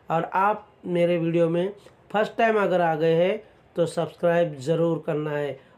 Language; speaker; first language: Hindi; non-native, local second language; Marathi